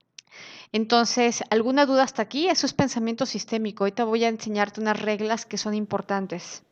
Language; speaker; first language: Spanish; native; Spanish